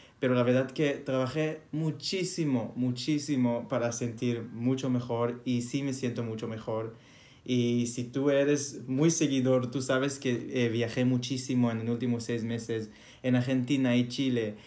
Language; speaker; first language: Spanish; non-native, fluent; Hebrew